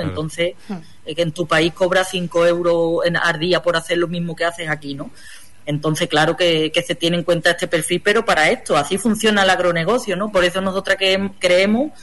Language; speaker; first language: Spanish; native; Spanish